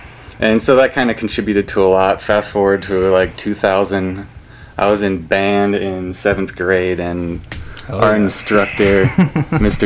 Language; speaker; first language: English; native; English